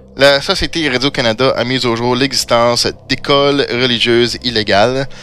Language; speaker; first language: French; native; French